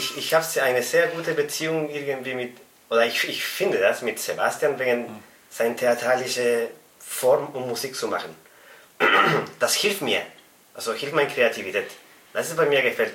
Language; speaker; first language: German; non-native, fluent; Spanish